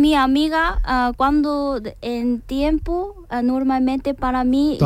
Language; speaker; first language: Spanish; non-native, learner; Korean